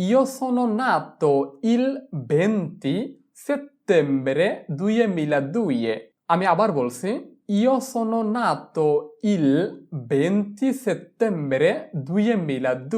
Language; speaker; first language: Italian; non-native, fluent; Bangla